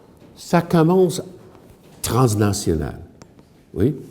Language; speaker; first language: French; non-native, fluent; English